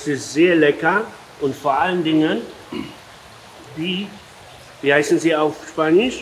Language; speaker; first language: German; non-native, fluent; Polish